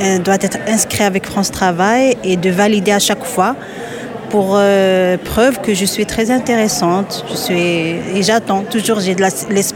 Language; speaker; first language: French; non-native, learner; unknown